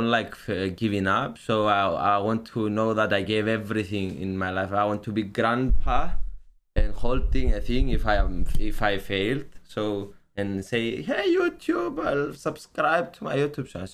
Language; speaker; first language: English; non-native, learner; Greek